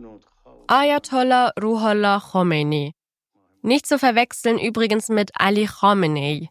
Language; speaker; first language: German; early bilingual, heritage; Persian